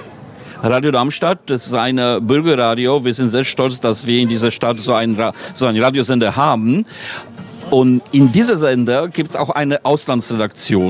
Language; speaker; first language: German; non-native, fluent; Polish